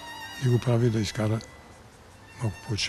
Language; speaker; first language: Bulgarian; early bilingual, heritage; Bulgarian